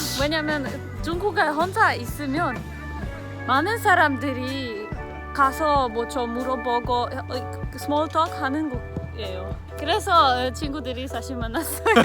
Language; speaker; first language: Korean; non-native, fluent; Polish